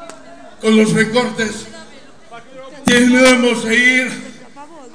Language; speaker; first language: Spanish; non-native, fluent; Italian